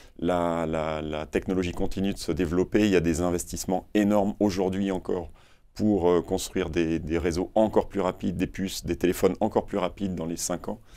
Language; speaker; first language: French; native; French